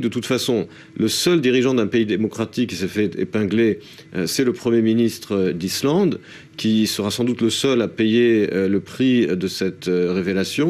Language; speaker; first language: French; native; French